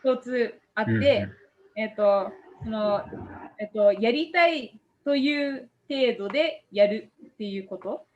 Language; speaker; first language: Japanese; non-native, fluent; English